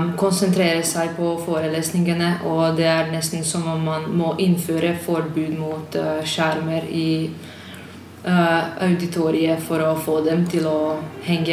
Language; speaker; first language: Swedish; non-native, learner; Hungarian